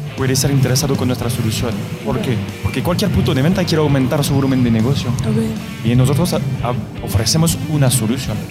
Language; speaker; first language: Spanish; non-native, fluent; French